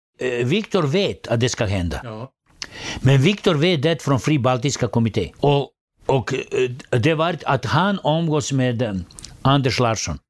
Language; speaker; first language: Swedish; non-native, fluent; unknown